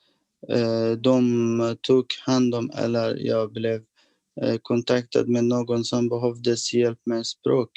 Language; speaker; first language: Swedish; non-native, fluent; Persian